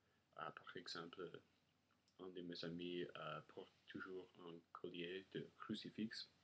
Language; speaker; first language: French; non-native, learner; English